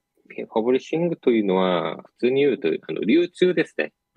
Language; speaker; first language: Japanese; non-native, fluent; Korean